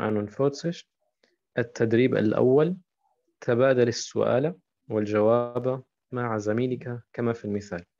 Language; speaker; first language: Arabic; non-native, fluent; German